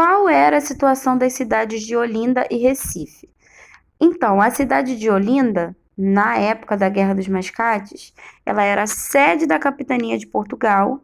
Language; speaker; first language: Portuguese; native; Portuguese